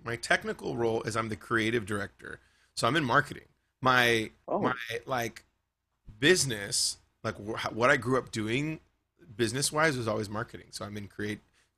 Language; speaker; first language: English; native; English